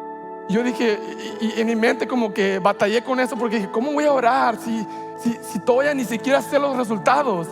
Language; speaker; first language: Spanish; early bilingual, heritage; Spanish